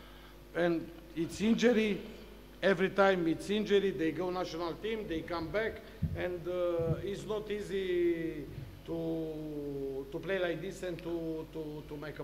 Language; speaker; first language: English; non-native, learner; Romanian